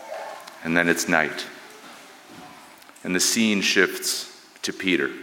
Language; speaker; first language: English; native; English